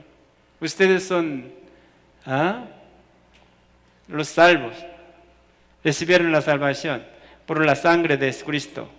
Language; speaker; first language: Spanish; non-native, fluent; Korean